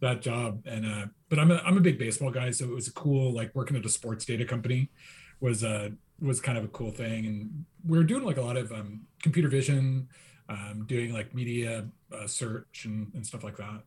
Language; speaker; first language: English; native; English